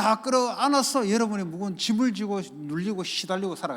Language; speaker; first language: Korean; native; Korean